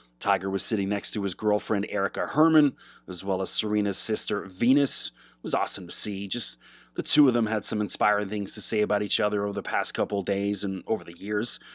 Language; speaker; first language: English; native; English